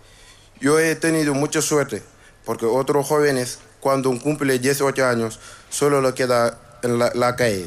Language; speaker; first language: Spanish; non-native, fluent; Wolof